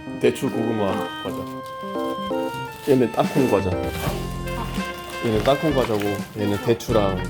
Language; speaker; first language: Korean; native; Korean